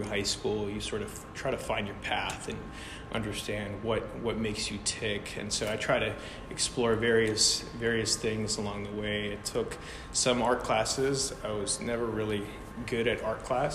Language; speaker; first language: English; early bilingual, other home language; Ukrainian